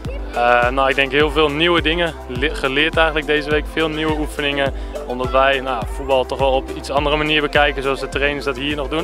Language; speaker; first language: Dutch; native; Dutch